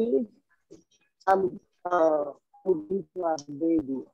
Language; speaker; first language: English; non-native, learner; Haitian Creole